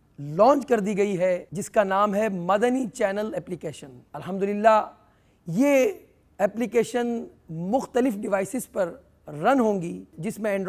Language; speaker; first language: Urdu; native; Urdu